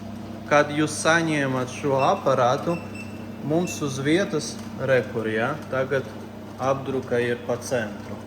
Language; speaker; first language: Latvian; non-native, local second language; Russian